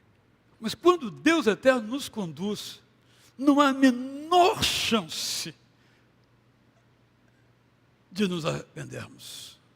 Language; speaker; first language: Portuguese; native; Portuguese